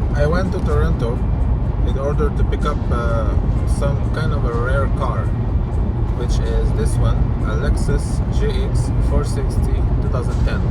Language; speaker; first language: English; non-native, fluent; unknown